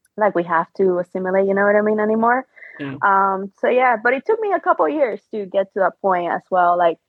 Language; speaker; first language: English; non-native, fluent; Spanish